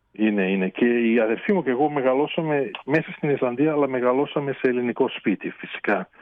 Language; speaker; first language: Greek; early bilingual, heritage; Greek